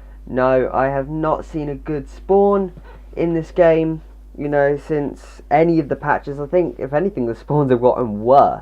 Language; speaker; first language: English; native; English